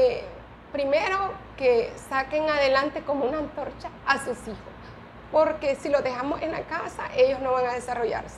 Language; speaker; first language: Spanish; native; Spanish